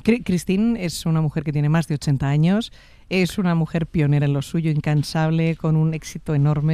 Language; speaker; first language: Spanish; native; Spanish